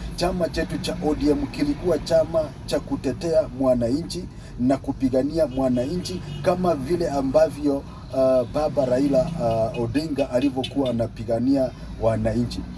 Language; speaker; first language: Swahili; non-native, local second language; Luyia